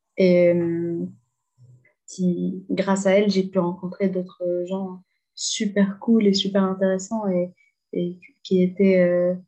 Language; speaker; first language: French; non-native, local second language; Arabic